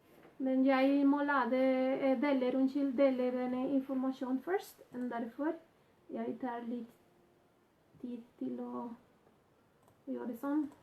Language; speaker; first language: Norwegian; non-native, learner; Spanish